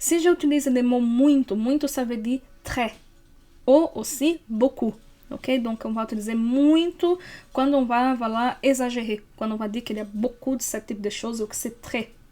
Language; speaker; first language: French; non-native, fluent; Portuguese